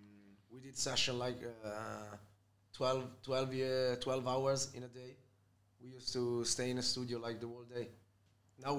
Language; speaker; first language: English; non-native, fluent; Italian